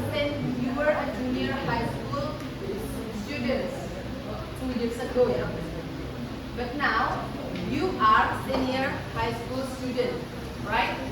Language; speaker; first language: English; non-native, fluent; Indonesian